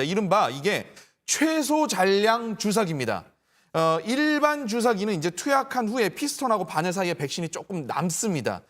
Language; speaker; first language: Korean; native; Korean